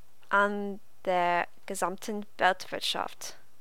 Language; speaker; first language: German; non-native, learner; English